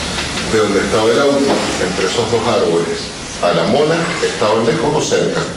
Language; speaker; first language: Spanish; native; Spanish